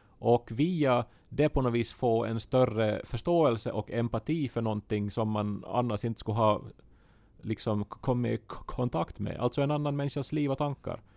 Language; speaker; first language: Swedish; native; Swedish